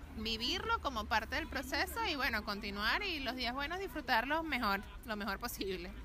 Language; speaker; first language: Spanish; native; Spanish